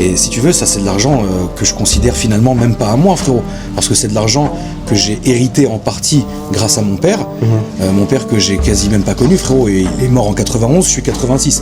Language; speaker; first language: French; native; French